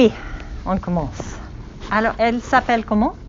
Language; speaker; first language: French; non-native, learner; English